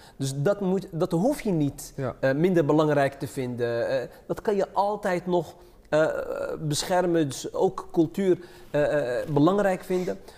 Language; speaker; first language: Dutch; early bilingual, other home language; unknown